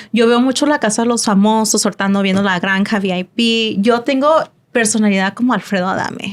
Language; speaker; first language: Spanish; early bilingual, heritage; Spanish